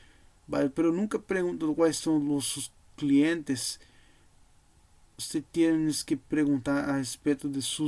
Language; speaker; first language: Portuguese; non-native, learner; Spanish